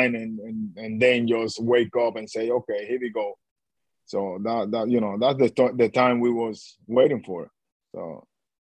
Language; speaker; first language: English; non-native, learner; Spanish